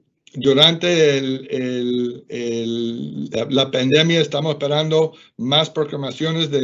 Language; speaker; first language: Spanish; non-native, fluent; English